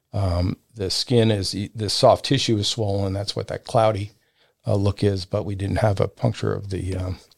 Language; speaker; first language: English; native; English